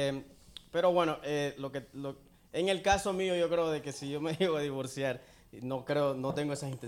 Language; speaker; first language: Spanish; native; Spanish